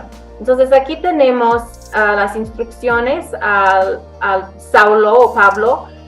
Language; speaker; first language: Spanish; non-native, fluent; English